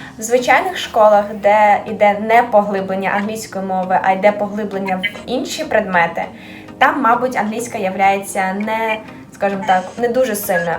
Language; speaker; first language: Ukrainian; native; Ukrainian